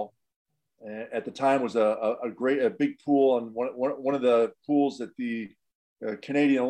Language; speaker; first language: English; native; English